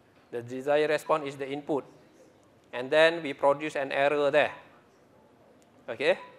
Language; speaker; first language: English; non-native, local second language; Malay